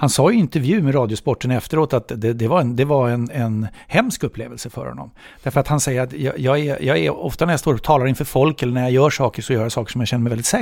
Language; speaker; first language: Swedish; native; Swedish